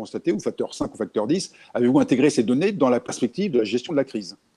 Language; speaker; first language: French; native; French